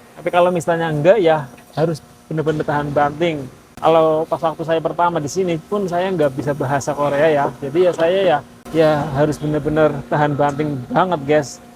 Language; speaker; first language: Indonesian; native; Indonesian